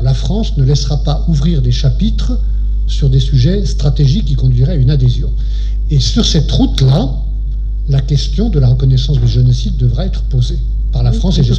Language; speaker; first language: French; native; French